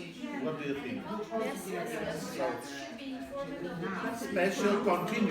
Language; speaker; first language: English; non-native, learner; Polish